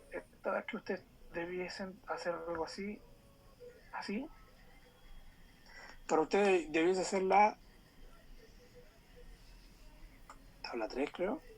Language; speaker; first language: Spanish; native; Spanish